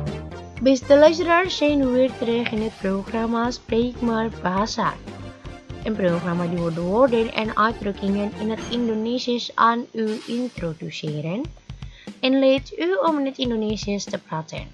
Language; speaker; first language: Dutch; non-native, fluent; Indonesian